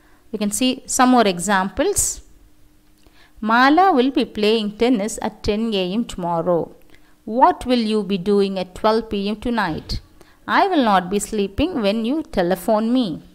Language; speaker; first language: English; non-native, local second language; Tamil